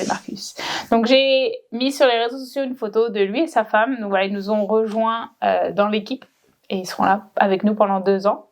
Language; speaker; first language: French; native; French